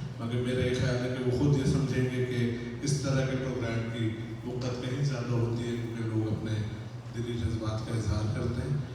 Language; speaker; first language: Urdu; native; Urdu